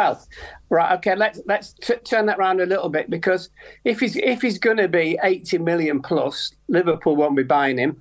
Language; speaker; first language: English; native; English